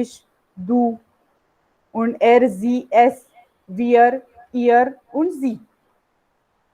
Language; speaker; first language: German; non-native, fluent; Hindi